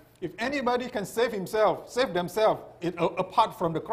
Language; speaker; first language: English; non-native, fluent; Indonesian